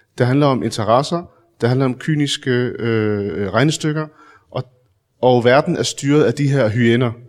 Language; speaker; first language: Danish; early bilingual, other home language; Arabic